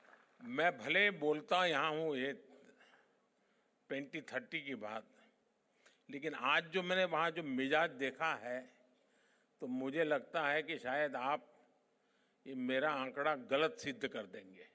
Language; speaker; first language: Hindi; non-native, local second language; Gujarati